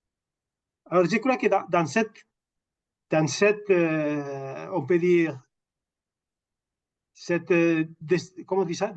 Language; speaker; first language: French; non-native, fluent; Catalan